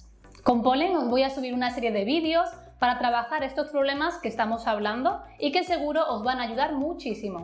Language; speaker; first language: Spanish; native; Spanish